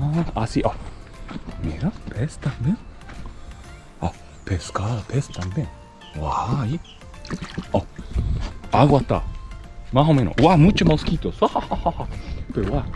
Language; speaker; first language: Spanish; non-native, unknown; Japanese